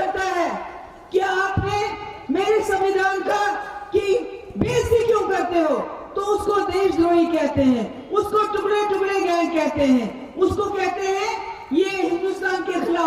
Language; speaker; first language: Urdu; non-native, local second language; Kashmiri